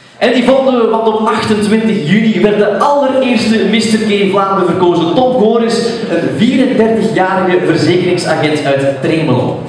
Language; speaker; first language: Dutch; native; Dutch